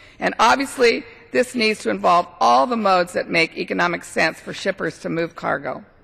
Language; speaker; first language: English; native; English